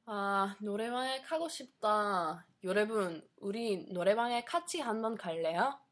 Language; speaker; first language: Korean; non-native, learner; English